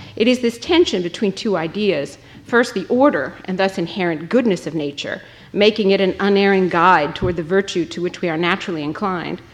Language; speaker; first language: English; native; English